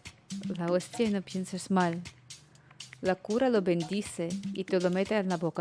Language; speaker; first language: Spanish; non-native, fluent; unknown